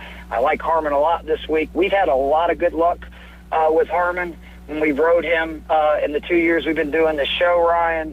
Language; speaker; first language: English; native; English